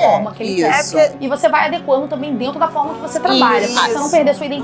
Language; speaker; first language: Portuguese; native; Portuguese